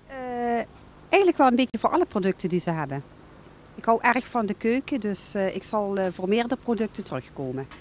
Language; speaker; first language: Dutch; native; Dutch